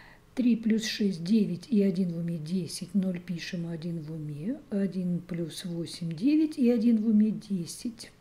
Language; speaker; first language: Russian; native; Russian